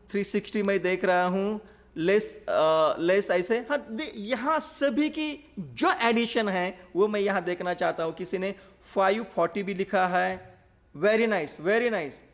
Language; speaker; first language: Hindi; non-native, local second language; Marathi